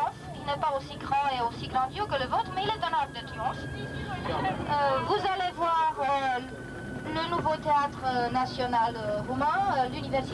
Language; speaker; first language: French; non-native, fluent; Romanian